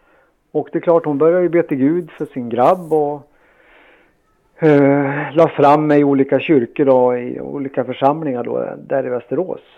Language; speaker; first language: Swedish; native; Swedish